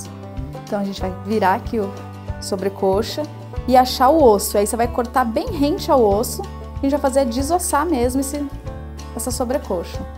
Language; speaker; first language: Portuguese; native; Portuguese